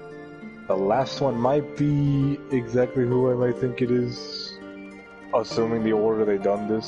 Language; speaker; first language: English; native; English